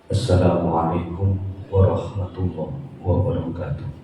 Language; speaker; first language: Indonesian; native; Indonesian